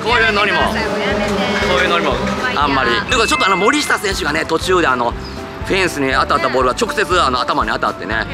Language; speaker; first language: Japanese; native; Japanese